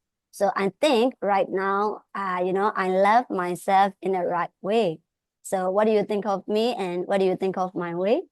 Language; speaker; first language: English; non-native, fluent; Burmese